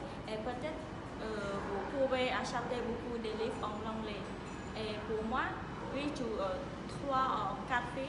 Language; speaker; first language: French; non-native, learner; Khmer